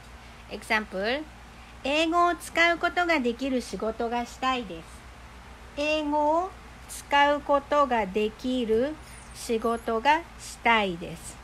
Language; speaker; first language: Japanese; non-native, fluent; Filipino